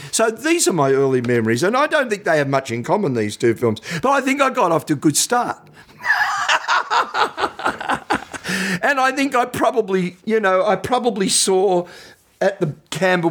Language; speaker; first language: English; native; English